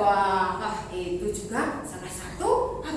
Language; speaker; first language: Indonesian; native; Indonesian